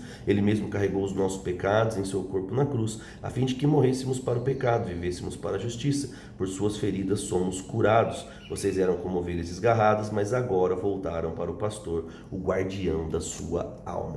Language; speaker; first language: Portuguese; native; Portuguese